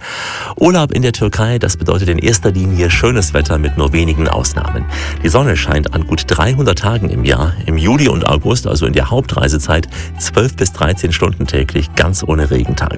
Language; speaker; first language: German; native; German